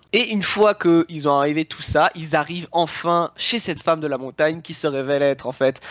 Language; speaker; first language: French; native; French